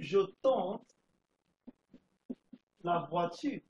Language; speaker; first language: French; non-native, fluent; English